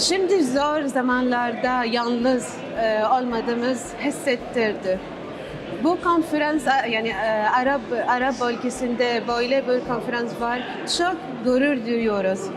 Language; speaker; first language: Turkish; non-native, learner; Arabic